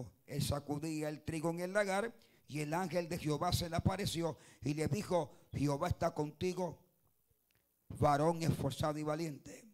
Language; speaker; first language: Spanish; native; Spanish